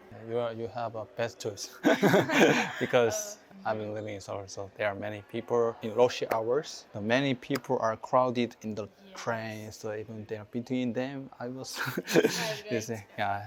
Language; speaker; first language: English; non-native, learner; Korean